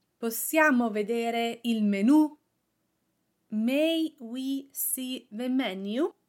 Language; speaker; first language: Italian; native; Italian